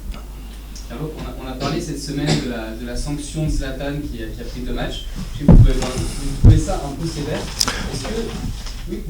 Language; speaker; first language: French; native; French